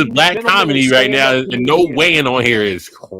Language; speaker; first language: English; native; English